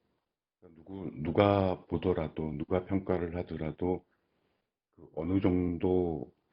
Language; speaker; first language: Korean; native; Korean